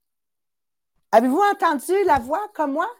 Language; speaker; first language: French; native; French